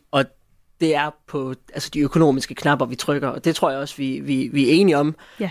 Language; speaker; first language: Danish; native; Danish